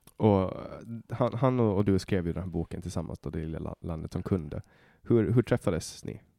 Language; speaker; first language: Swedish; native; Swedish